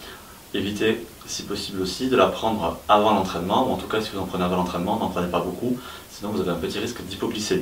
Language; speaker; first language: French; native; French